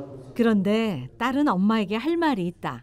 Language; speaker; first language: Korean; native; Korean